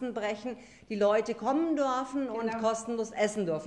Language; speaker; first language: German; native; German